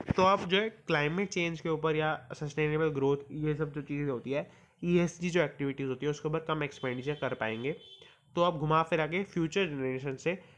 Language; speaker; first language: Hindi; native; Hindi